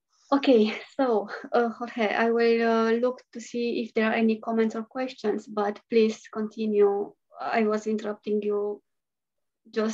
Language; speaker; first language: English; non-native, fluent; Romanian